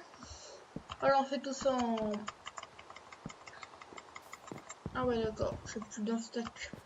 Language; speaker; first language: French; native; French